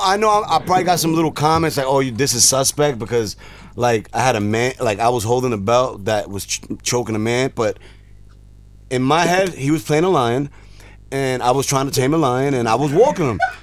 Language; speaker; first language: English; early bilingual, other home language; Spanish